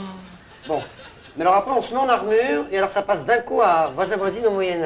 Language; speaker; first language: French; native; French